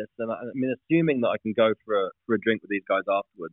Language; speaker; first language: English; native; English